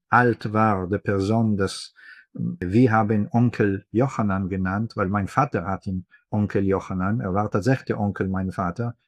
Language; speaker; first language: German; non-native, fluent; Hebrew